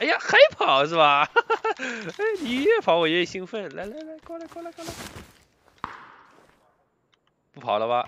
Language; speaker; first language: Chinese; native; Chinese